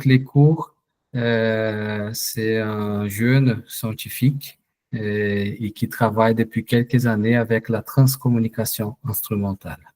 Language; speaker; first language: French; non-native, fluent; Portuguese